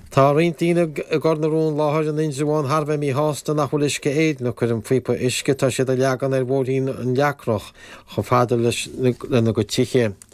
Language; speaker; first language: Irish; native; Irish